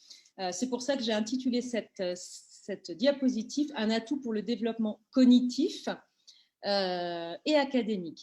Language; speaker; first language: French; native; French